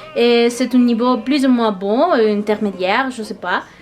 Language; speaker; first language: French; non-native, learner; Spanish